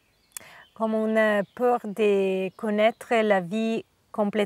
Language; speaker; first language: French; non-native, learner; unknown